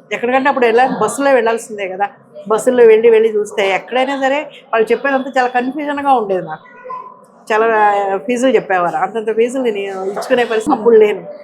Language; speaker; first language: Telugu; native; Telugu